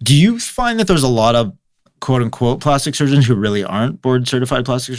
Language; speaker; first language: English; native; English